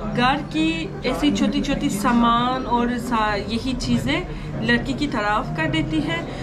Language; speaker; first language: Urdu; non-native, fluent; Turkish